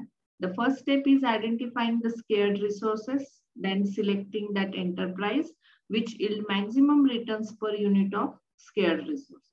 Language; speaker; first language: English; non-native, local second language; Marathi